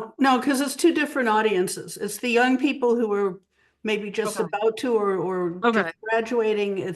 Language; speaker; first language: English; native; English